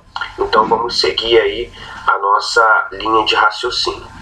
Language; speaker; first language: Portuguese; native; Portuguese